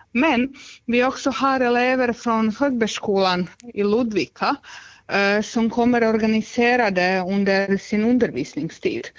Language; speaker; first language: Swedish; non-native, fluent; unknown